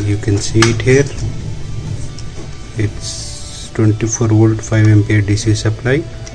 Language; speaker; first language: English; non-native, local second language; Hindi